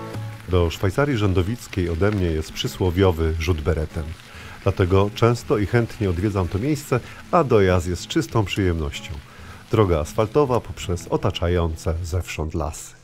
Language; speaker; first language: Polish; native; Polish